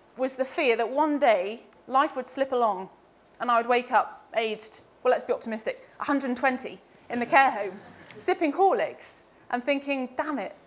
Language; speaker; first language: English; native; English